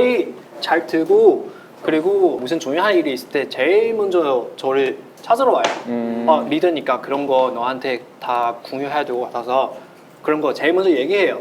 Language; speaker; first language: Korean; non-native, fluent; Chinese